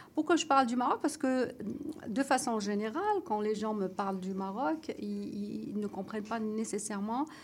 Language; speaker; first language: French; non-native, local second language; Arabic